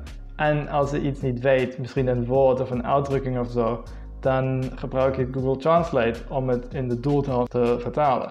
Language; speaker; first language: Dutch; non-native, fluent; English